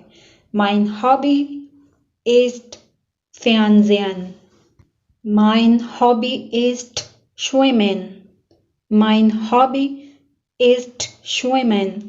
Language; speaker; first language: German; non-native, fluent; Urdu